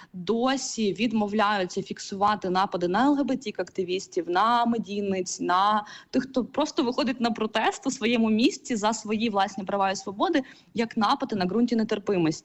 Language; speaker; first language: Ukrainian; native; Ukrainian